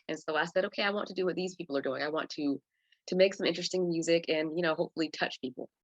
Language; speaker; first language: English; native; English